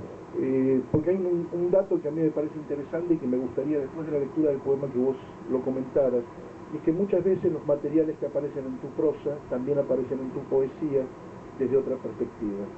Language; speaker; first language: Spanish; native; Spanish